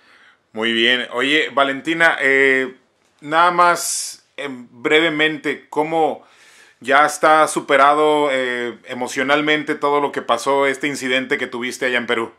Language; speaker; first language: Spanish; native; Spanish